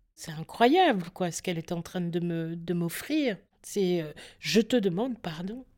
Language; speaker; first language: French; native; French